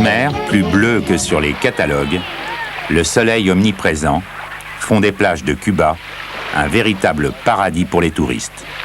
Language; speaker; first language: French; native; French